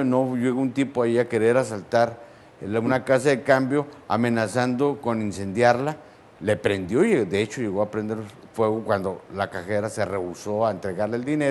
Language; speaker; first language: Spanish; native; Spanish